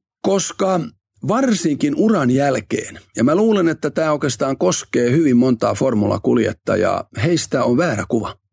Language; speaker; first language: Finnish; native; Finnish